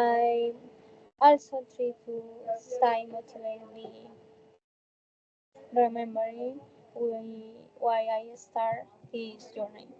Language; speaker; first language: English; non-native, learner; Spanish